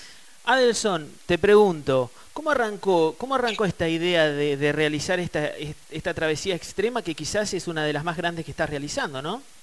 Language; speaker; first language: Spanish; native; Spanish